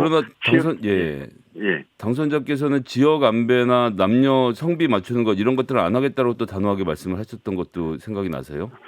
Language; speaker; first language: Korean; native; Korean